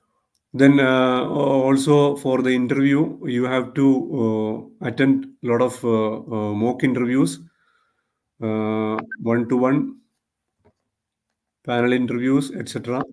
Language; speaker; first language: English; non-native, local second language; Malayalam